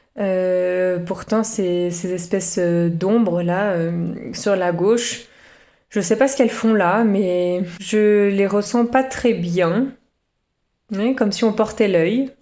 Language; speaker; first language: French; native; French